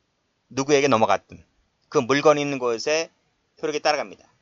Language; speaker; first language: Korean; native; Korean